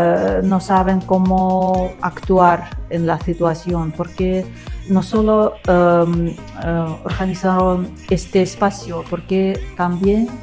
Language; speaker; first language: Spanish; non-native, learner; Russian